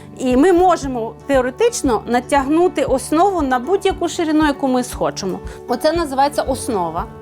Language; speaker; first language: Ukrainian; non-native, local second language; Russian